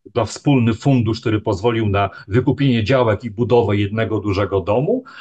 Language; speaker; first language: Polish; native; Polish